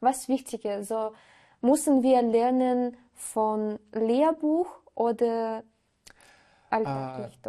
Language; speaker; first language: German; non-native, learner; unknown